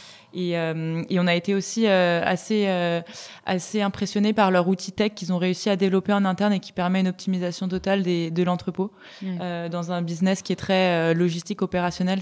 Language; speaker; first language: French; native; French